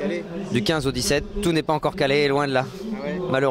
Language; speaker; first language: French; native; French